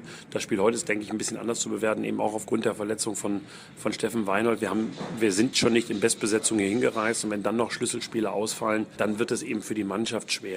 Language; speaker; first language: German; native; German